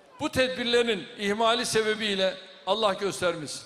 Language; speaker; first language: Turkish; native; Turkish